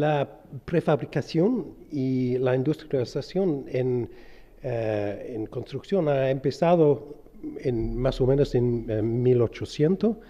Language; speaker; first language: Spanish; non-native, fluent; English